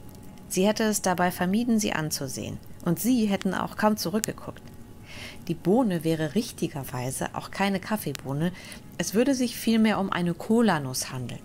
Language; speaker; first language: German; native; German